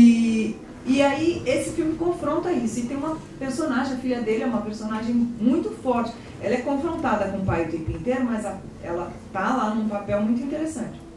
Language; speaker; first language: Portuguese; native; Portuguese